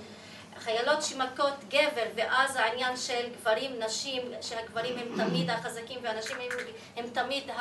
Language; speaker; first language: Hebrew; non-native, local second language; Arabic